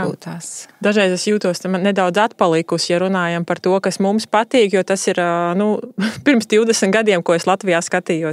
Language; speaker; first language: Latvian; native; Latvian